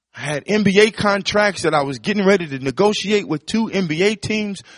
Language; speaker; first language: English; native; English